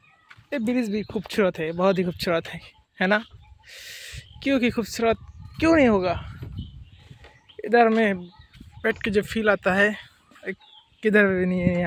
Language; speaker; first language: Hindi; non-native, fluent; Bangla